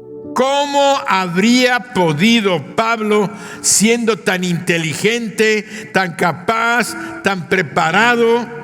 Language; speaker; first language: Spanish; native; Spanish